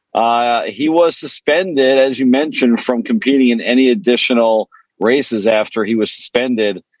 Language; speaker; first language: English; non-native, fluent; French